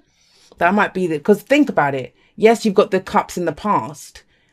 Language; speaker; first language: English; native; English